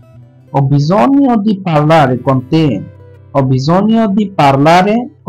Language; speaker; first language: Italian; non-native, fluent; Bangla